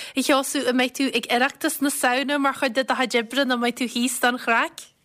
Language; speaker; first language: Irish; native; Irish